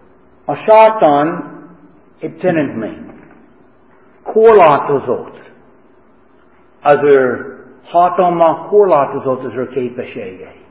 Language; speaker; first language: Hungarian; non-native, fluent; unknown